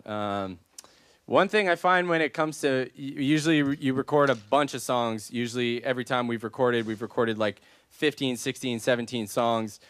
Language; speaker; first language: English; native; English